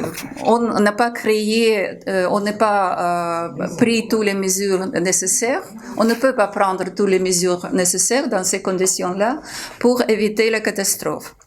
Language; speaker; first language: French; non-native, fluent; Ukrainian